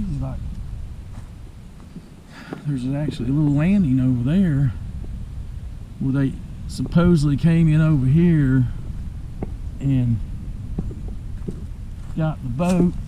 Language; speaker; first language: English; native; English